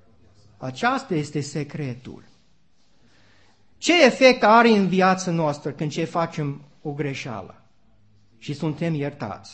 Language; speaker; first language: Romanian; non-native, learner; English